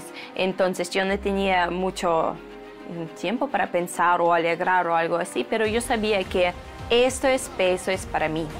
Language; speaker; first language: Spanish; non-native, fluent; Russian